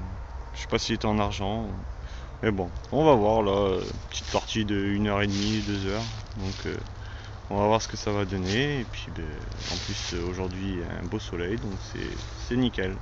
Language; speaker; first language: French; native; French